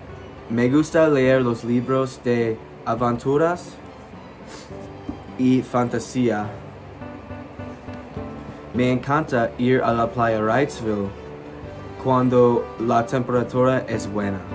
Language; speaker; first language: Spanish; non-native, learner; English